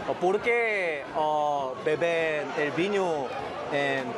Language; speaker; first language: Spanish; non-native, learner; Korean